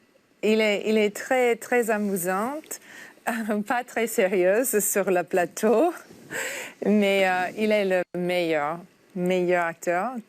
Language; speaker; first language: French; non-native, learner; English